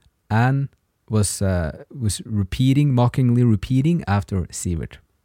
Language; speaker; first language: English; non-native, fluent; Norwegian